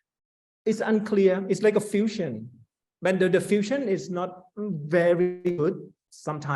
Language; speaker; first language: English; non-native, fluent; Thai